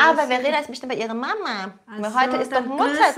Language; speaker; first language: German; native; German